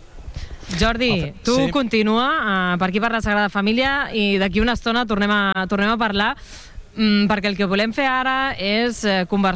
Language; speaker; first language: Catalan; native; Catalan